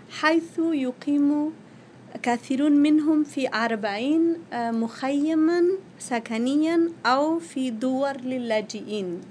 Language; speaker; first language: Arabic; non-native, fluent; Spanish